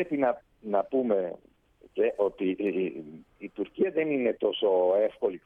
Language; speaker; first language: Greek; non-native, fluent; Italian